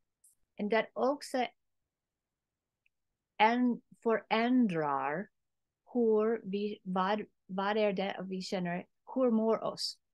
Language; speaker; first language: Swedish; non-native, learner; English